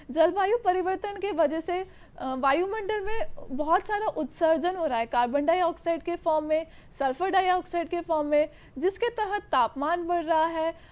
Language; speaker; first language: Hindi; native; Hindi